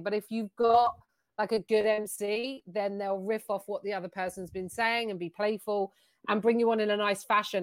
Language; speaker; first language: English; native; English